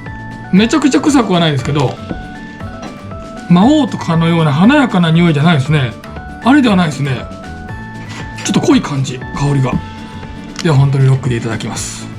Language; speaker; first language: Japanese; native; Japanese